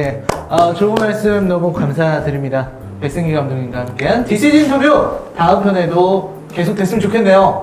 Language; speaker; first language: Korean; native; Korean